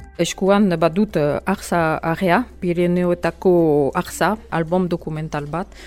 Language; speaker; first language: Basque; non-native, local second language; French